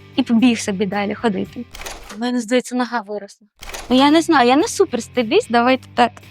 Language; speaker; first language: Ukrainian; non-native, fluent; Spanish